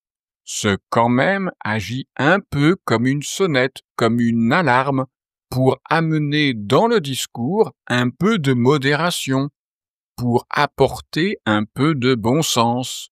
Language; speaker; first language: French; native; French